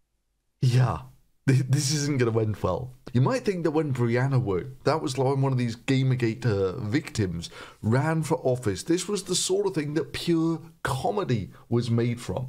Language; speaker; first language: English; native; English